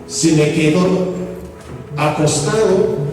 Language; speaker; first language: Spanish; non-native, fluent; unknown